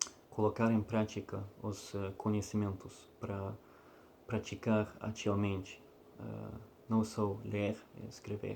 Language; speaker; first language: Portuguese; non-native, learner; Russian